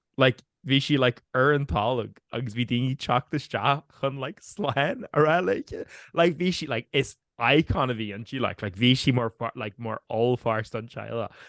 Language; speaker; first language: Irish; native; Irish